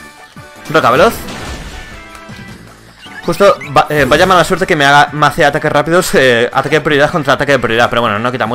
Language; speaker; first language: Spanish; native; Spanish